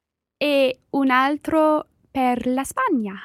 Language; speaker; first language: Italian; non-native, learner; English